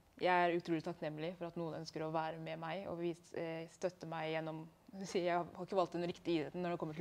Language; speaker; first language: Norwegian; early bilingual, other home language; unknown